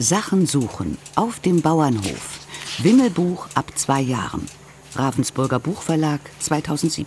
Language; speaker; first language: German; native; German